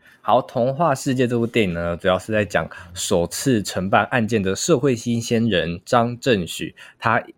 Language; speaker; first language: Chinese; native; Chinese